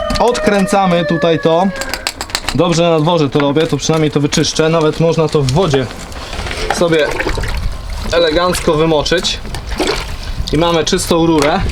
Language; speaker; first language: Polish; native; Polish